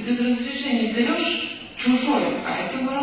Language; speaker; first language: Russian; native; Russian